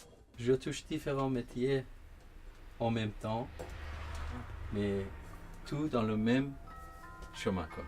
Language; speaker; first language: French; non-native, fluent; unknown